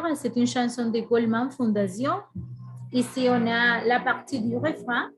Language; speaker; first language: French; non-native, fluent; Spanish